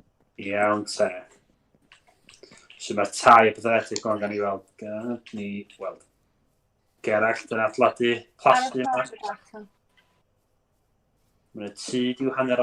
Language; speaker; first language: Welsh; native; Welsh